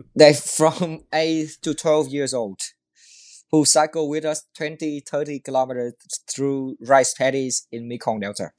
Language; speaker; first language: English; non-native, learner; Vietnamese